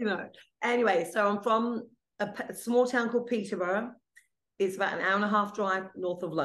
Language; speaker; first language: English; non-native, local second language; Italian